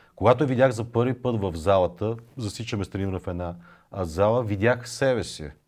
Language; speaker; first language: Bulgarian; native; Bulgarian